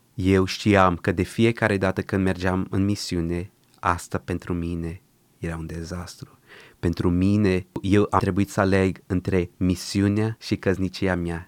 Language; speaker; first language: Romanian; early bilingual, other home language; Portuguese